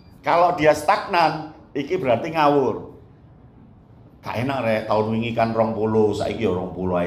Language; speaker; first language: Indonesian; native; Indonesian